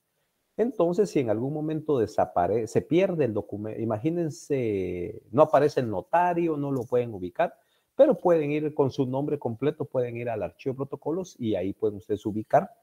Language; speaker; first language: Spanish; native; Spanish